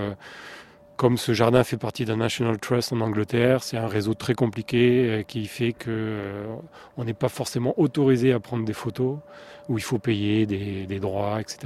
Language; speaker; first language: French; native; French